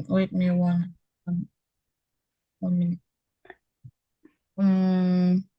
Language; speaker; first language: English; non-native, learner; Vietnamese